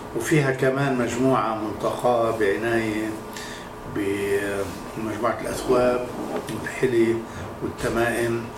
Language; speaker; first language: Arabic; native; Arabic